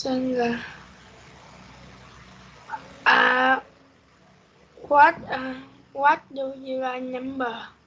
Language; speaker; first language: English; non-native, learner; Vietnamese